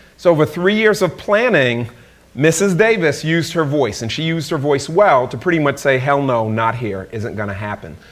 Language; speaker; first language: English; native; English